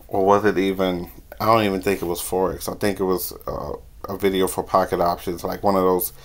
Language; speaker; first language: English; native; English